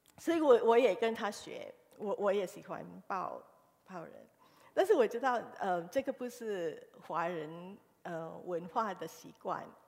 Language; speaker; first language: Chinese; early bilingual, heritage; Chinese